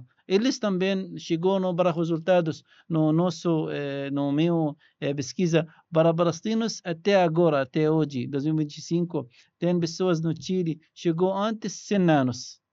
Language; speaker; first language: Portuguese; non-native, learner; Arabic